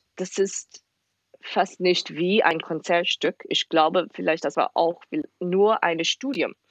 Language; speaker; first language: German; non-native, fluent; Chinese